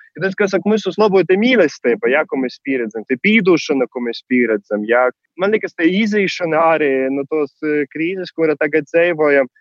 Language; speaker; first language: Latvian; non-native, fluent; Russian